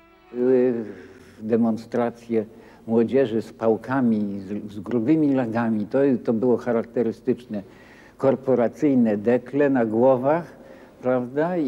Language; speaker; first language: Polish; native; Polish